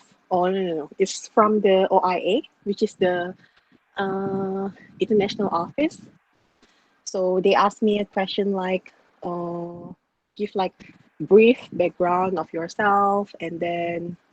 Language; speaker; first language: English; non-native, local second language; Malay